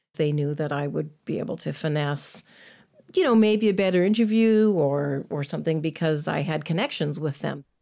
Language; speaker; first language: English; native; English